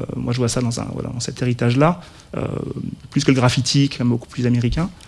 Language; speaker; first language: French; native; French